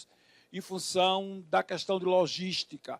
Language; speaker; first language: Portuguese; native; Portuguese